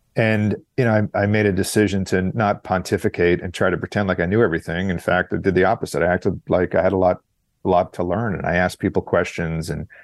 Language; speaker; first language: English; native; English